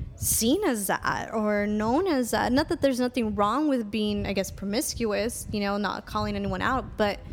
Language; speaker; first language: English; native; English